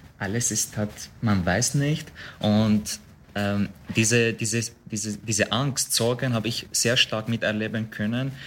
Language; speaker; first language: German; non-native, fluent; Arabic